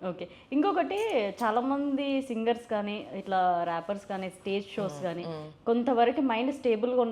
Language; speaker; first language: Telugu; native; Telugu